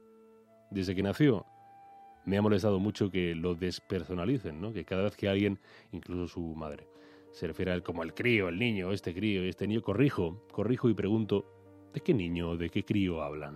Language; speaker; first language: Spanish; native; Spanish